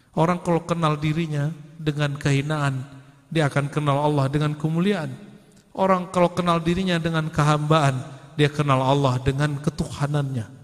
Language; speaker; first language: Indonesian; native; Indonesian